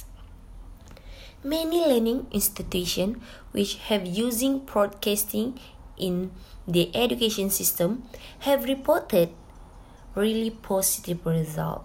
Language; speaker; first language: English; non-native, local second language; Malay